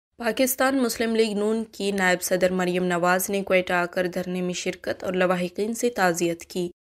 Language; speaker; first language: Urdu; non-native, local second language; Baluchi